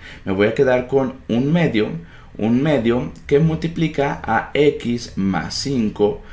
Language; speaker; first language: Spanish; native; Spanish